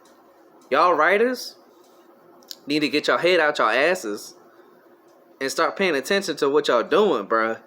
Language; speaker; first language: English; native; English